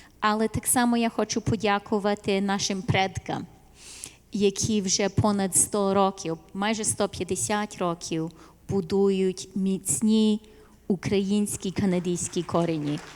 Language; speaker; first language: Ukrainian; early bilingual, heritage; Ukrainian